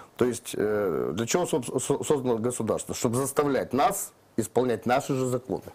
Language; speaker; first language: Russian; native; Russian